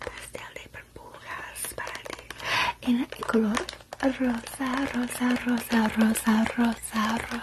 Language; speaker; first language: Spanish; non-native, learner; English